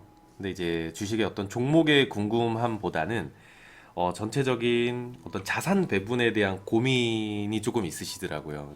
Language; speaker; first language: Korean; native; Korean